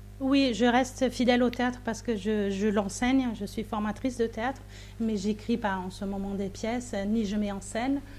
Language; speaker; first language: French; non-native, fluent; German